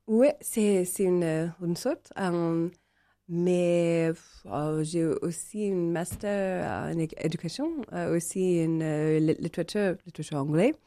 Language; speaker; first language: French; non-native, learner; English